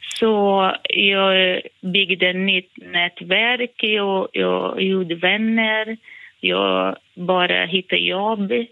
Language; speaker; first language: Swedish; non-native, fluent; Portuguese